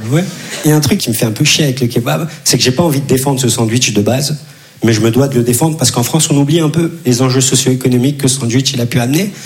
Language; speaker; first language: French; early bilingual, other home language; Turkish